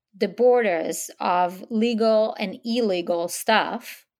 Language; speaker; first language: English; non-native, fluent; Hebrew